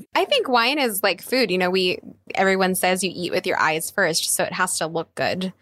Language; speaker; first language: English; native; English